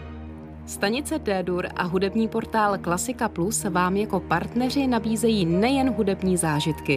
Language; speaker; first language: Czech; native; Czech